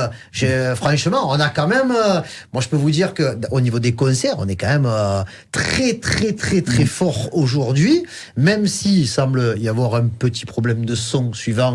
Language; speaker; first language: French; native; French